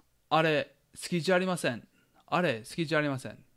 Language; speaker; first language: Japanese; non-native, fluent; English